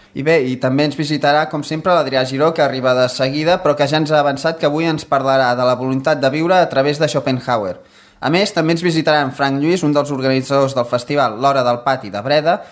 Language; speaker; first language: Catalan; native; Catalan